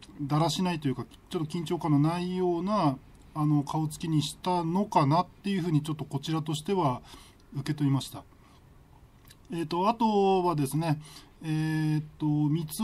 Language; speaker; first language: Japanese; native; Japanese